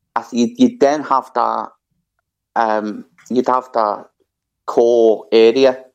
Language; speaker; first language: English; native; English